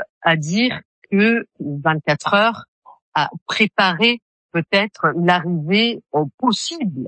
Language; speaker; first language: French; native; French